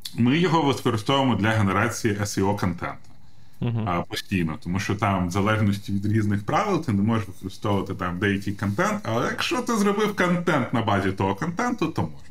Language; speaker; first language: Ukrainian; non-native, local second language; Russian